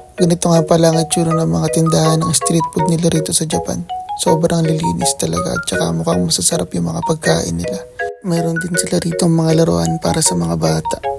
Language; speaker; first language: Filipino; native; Filipino